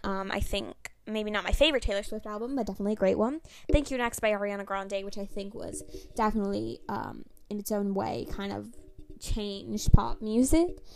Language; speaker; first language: English; native; English